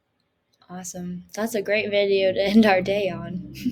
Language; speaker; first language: English; native; English